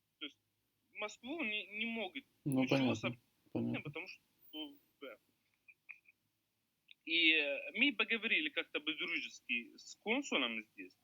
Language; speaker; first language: Russian; non-native, learner; Arabic